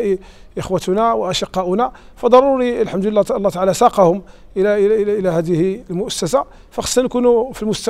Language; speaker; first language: Arabic; native; Arabic